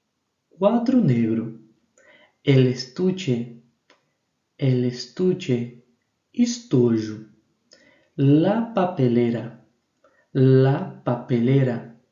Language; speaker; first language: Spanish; non-native, fluent; Portuguese